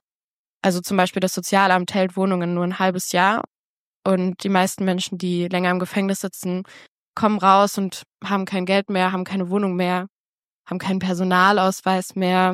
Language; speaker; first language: German; native; German